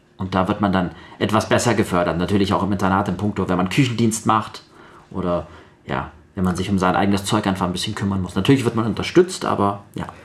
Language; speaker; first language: German; early bilingual, other home language; Russian